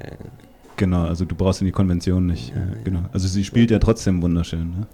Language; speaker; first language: German; native; German